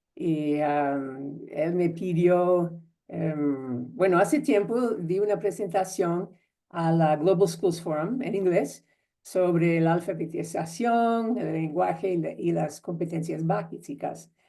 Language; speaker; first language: Spanish; non-native, fluent; English